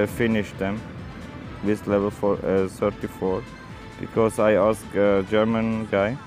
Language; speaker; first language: English; non-native, learner; German